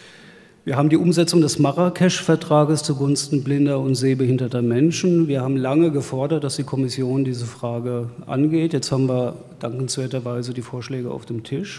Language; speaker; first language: German; native; German